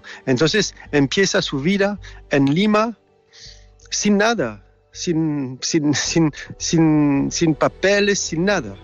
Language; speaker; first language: Spanish; non-native, fluent; French